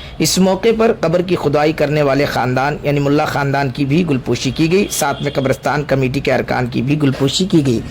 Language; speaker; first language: Urdu; native; Urdu